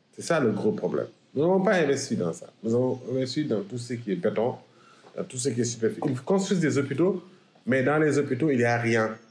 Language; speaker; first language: French; non-native, local second language; Wolof